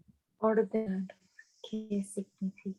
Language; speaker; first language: Spanish; non-native, learner; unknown